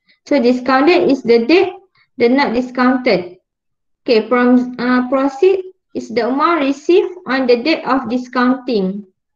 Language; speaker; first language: English; non-native, local second language; Malay